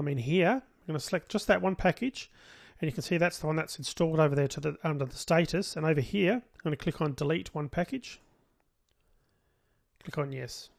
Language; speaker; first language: English; native; English